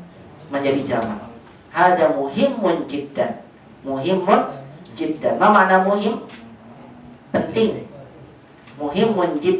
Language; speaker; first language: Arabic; non-native, fluent; Indonesian